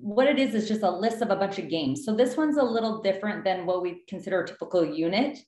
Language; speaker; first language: English; native; English